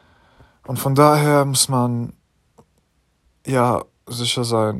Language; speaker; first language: German; non-native, fluent; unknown